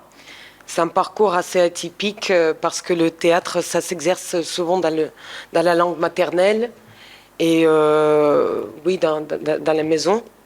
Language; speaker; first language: French; non-native, fluent; Russian